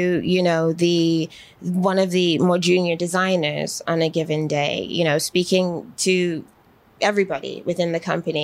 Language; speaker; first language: English; native; English